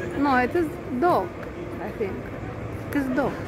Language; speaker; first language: English; non-native, learner; Russian